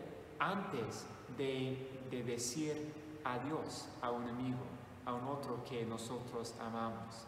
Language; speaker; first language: Spanish; non-native, fluent; English